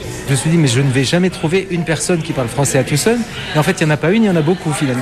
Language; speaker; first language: French; native; French